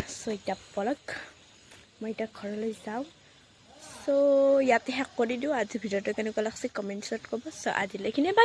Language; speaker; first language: Assamese; non-native, local second language; Bangla